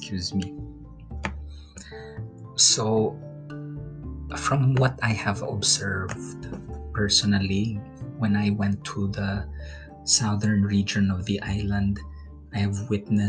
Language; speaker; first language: English; non-native, local second language; Filipino